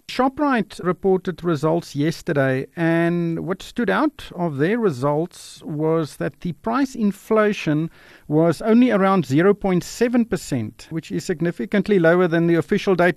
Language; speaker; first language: English; non-native, local second language; Afrikaans